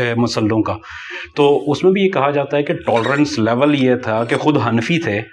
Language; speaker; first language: Urdu; native; Urdu